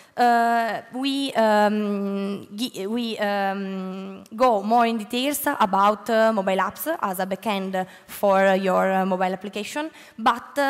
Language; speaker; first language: English; non-native, learner; Italian